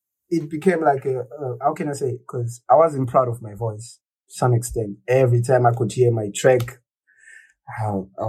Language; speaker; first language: English; non-native, local second language; Shona